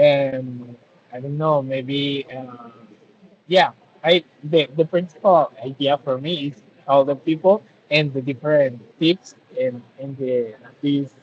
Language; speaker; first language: English; non-native, learner; Spanish